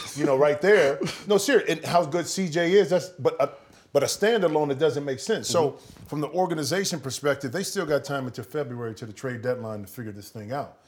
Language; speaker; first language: English; native; English